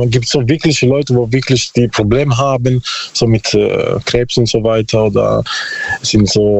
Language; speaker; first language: German; non-native, learner; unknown